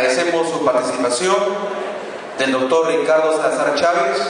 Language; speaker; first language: Spanish; native; Spanish